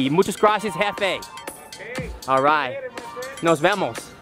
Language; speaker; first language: Spanish; non-native, learner; English